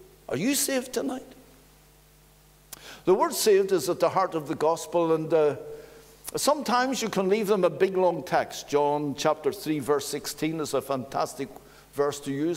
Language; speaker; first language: English; native; English